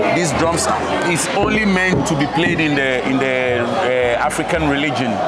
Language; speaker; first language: English; non-native, local second language; Akan